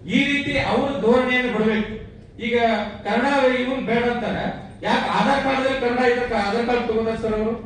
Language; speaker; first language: Kannada; native; Kannada